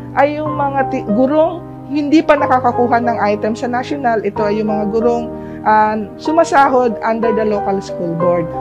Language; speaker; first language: Filipino; native; Filipino